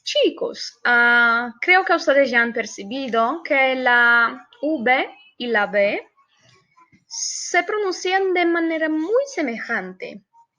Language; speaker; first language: Spanish; non-native, fluent; Portuguese